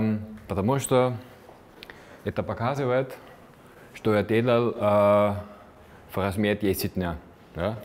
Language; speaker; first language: Russian; non-native, fluent; German